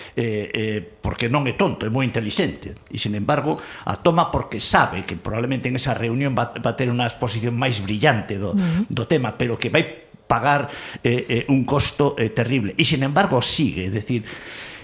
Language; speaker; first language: Galician; non-native, local second language; Spanish